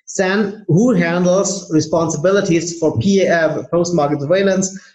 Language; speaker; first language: English; non-native, fluent; German